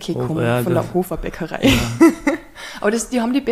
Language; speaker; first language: German; native; German